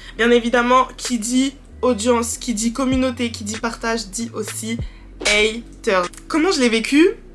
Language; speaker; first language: French; early bilingual, other home language; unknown